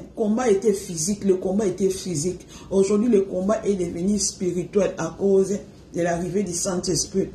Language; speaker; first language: French; non-native, local second language; Lingala